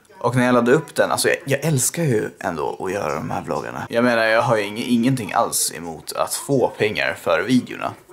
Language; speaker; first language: Swedish; native; Swedish